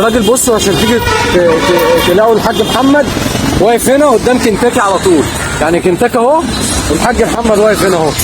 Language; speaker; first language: Arabic; native; Arabic